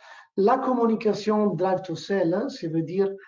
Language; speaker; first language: French; non-native, learner; Italian